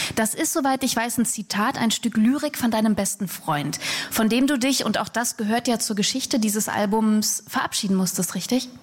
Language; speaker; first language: German; native; German